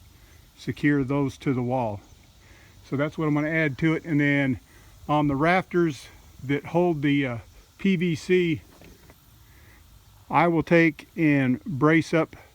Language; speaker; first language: English; native; English